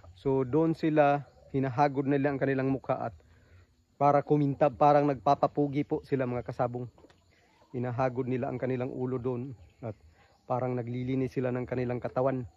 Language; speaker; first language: Filipino; non-native, local second language; Cebuano